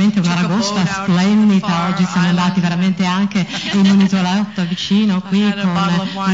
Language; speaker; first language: Italian; native; Italian